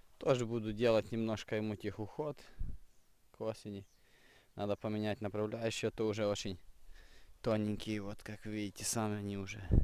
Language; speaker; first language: Russian; non-native, local second language; Ukrainian